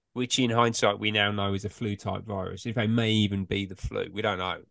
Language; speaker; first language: English; native; English